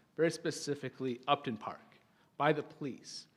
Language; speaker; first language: English; native; English